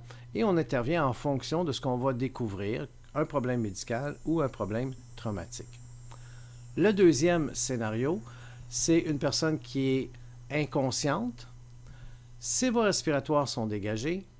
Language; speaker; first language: French; native; French